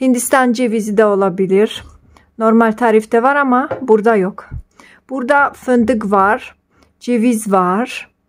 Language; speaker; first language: Turkish; non-native, fluent; Polish